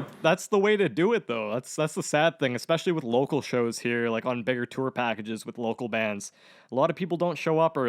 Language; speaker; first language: English; native; English